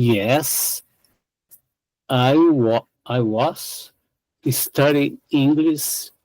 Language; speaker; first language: English; non-native, learner; Portuguese